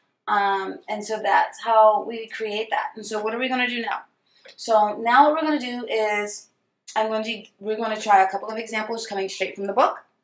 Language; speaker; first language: English; native; English